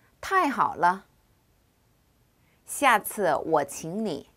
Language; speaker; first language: Chinese; non-native, fluent; Korean